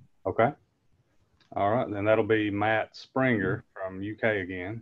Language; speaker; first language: English; native; English